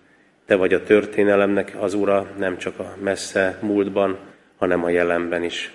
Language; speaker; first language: Hungarian; native; Hungarian